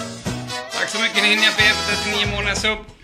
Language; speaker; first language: Swedish; native; Swedish